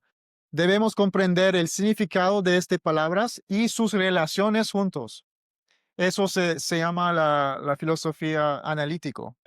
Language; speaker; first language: Spanish; non-native, learner; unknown